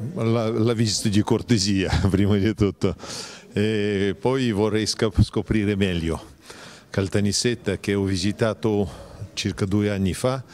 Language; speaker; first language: Italian; non-native, fluent; Russian